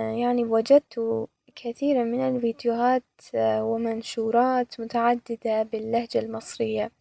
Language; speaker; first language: Arabic; non-native, fluent; Persian